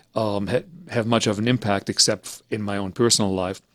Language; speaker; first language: English; early bilingual, other home language; German